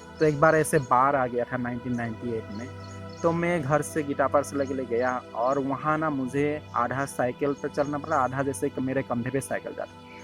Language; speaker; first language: Hindi; non-native, local second language; Assamese